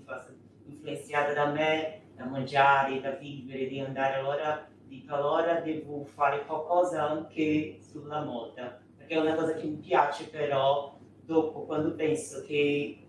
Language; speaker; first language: Italian; non-native, fluent; Portuguese